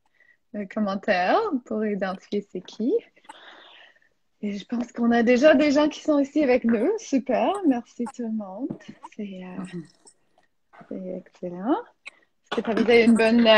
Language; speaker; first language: French; non-native, fluent; English